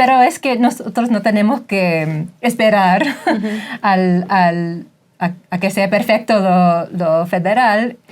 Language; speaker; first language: Spanish; non-native, fluent; English